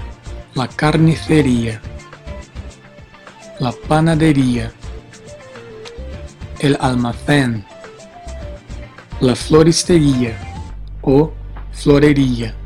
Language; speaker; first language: Spanish; non-native, fluent; Portuguese